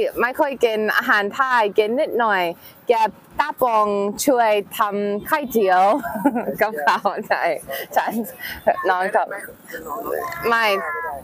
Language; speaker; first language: Thai; non-native, learner; English